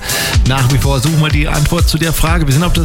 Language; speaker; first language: German; native; German